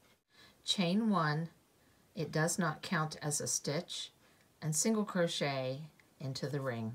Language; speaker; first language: English; native; English